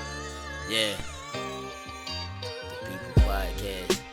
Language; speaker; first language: English; native; English